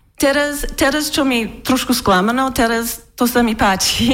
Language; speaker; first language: Slovak; non-native, learner; English